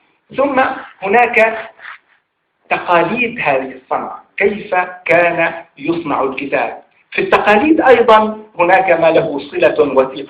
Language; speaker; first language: Arabic; native; Arabic